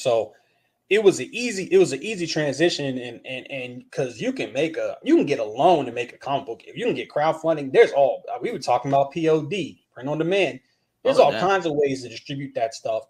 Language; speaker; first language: English; native; English